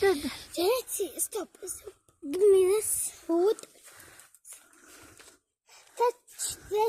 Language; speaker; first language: English; non-native, learner; Arabic